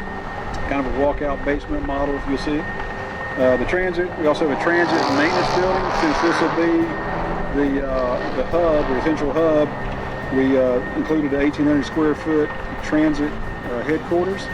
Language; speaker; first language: English; native; English